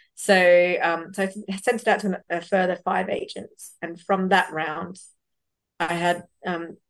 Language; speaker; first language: English; native; English